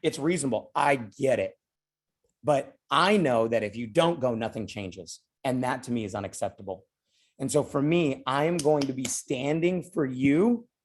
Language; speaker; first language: English; native; English